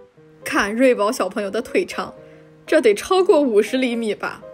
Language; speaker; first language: Chinese; native; Chinese